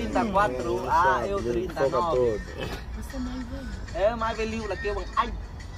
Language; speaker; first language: Portuguese; non-native, learner; Vietnamese